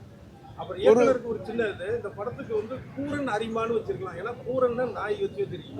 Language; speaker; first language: Tamil; native; Tamil